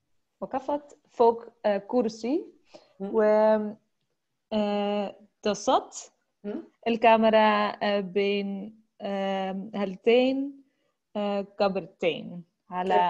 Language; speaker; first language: Arabic; non-native, learner; Dutch